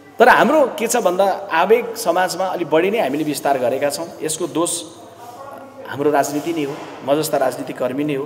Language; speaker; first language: Nepali; native; Nepali